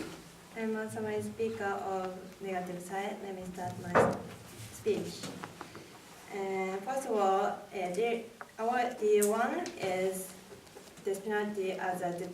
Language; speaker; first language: English; non-native, learner; Japanese